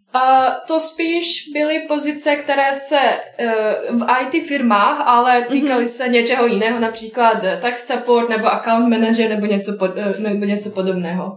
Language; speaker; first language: Czech; non-native, fluent; Bosnian